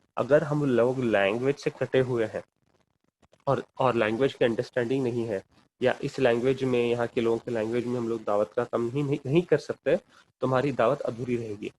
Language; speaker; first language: Urdu; non-native, local second language; Kannada